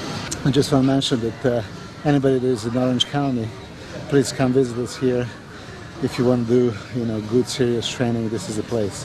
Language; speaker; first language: English; non-native, fluent; Serbian